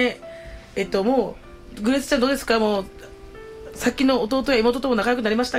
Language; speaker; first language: Japanese; native; Japanese